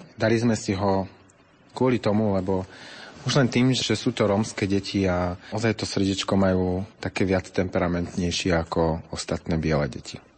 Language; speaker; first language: Slovak; native; Slovak